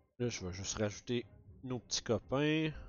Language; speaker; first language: French; native; French